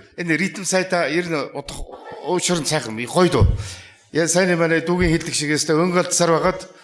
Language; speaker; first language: Mongolian; non-native, local second language; Kazakh